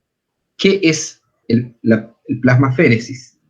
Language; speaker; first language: Spanish; native; Spanish